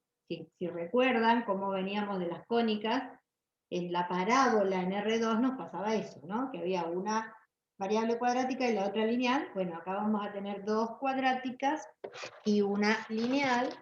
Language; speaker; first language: Spanish; native; Spanish